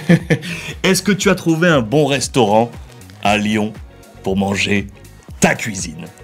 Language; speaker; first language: French; native; French